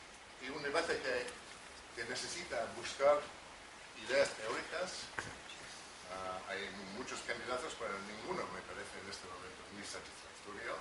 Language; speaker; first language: Spanish; non-native, fluent; English